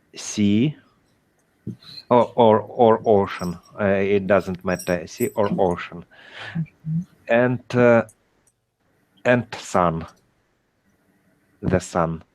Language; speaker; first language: English; non-native, learner; Russian